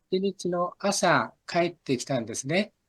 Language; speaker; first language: Japanese; native; Japanese